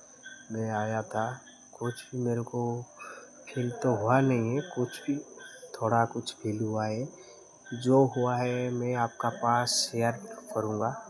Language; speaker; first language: Hindi; non-native, local second language; Odia